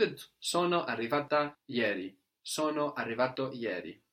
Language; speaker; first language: Italian; non-native, fluent; English